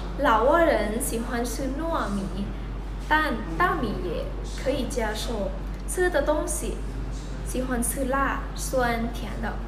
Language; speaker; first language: Chinese; non-native, fluent; Lao